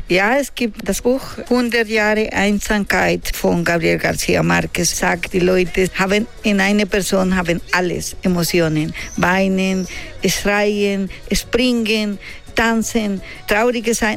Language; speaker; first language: German; non-native, learner; Spanish